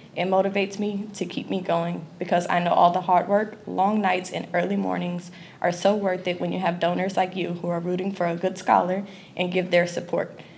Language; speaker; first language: English; native; English